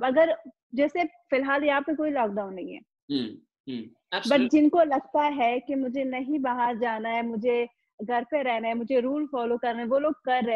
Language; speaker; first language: Hindi; non-native, fluent; Pashto